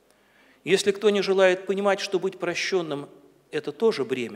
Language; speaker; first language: Russian; native; Russian